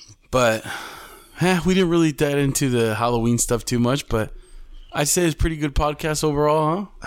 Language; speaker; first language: English; early bilingual, other home language; Spanish